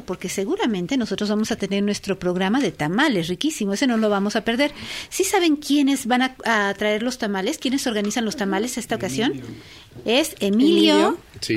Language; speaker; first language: Spanish; native; Spanish